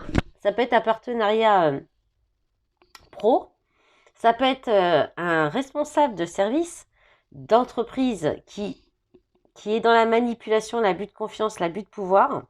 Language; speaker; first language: French; native; French